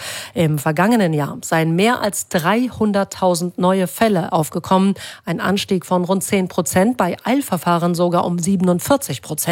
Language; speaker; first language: German; native; German